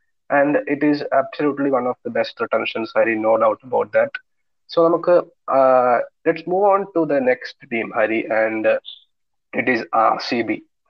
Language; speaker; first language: English; non-native, local second language; Malayalam